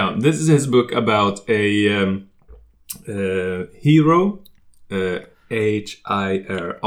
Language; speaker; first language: English; non-native, fluent; Swedish